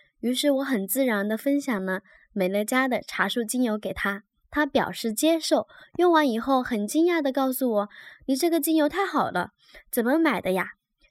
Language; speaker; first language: Chinese; native; Chinese